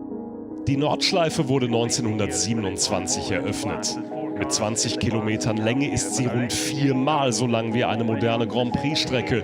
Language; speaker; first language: German; native; German